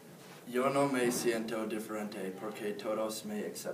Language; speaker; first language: Spanish; non-native, learner; English